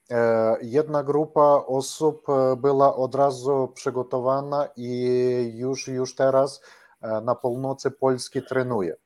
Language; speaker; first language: Polish; non-native, learner; Ukrainian